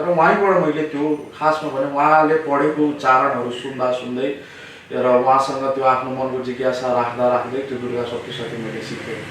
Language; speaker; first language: Nepali; non-native, local second language; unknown